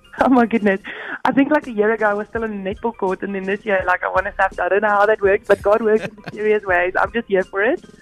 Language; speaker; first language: English; non-native, local second language; Afrikaans